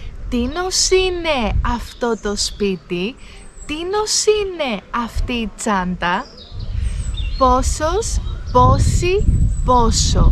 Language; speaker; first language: Greek; native; Greek